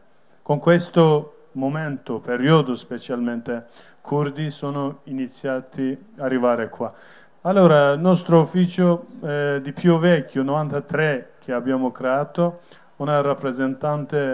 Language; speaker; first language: Italian; non-native, learner; Kurdish